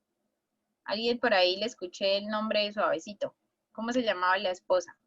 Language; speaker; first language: Spanish; native; Spanish